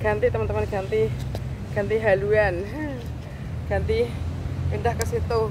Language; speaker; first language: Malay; non-native, local second language; Javanese